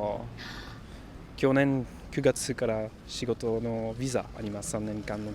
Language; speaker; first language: Japanese; non-native, learner; French